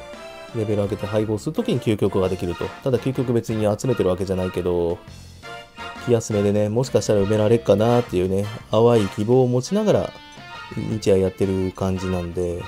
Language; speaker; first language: Japanese; native; Japanese